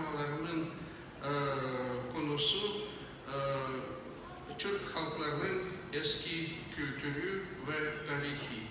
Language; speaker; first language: Turkish; non-native, fluent; Russian